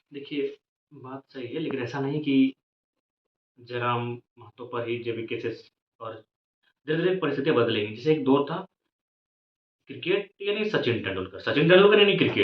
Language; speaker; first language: Hindi; non-native, local second language; Magahi